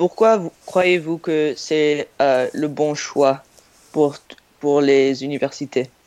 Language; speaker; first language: French; non-native, learner; English